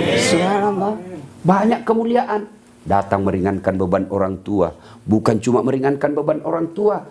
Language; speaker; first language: Malay; non-native, local second language; Buginese